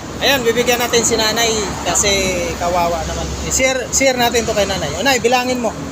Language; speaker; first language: Filipino; non-native, local second language; Cebuano